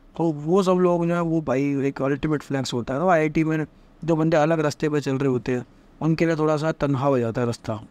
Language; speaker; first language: Hindi; native; Hindi